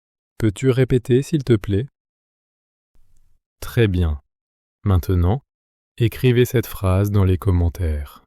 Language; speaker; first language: French; native; French